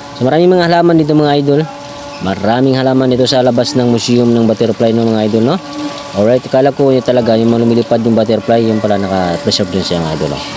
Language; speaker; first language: Filipino; non-native, local second language; Cebuano